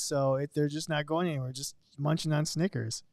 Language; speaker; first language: English; native; English